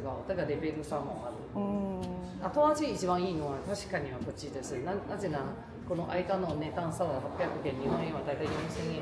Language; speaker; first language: Japanese; native; Japanese